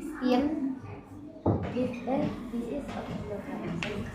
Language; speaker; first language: English; non-native, learner; Indonesian